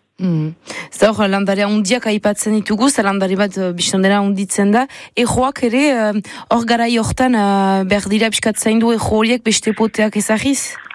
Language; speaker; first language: Basque; native; Basque